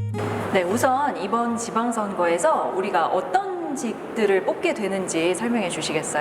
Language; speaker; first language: Korean; native; Korean